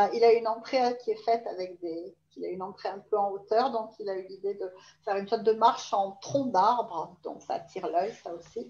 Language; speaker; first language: French; native; French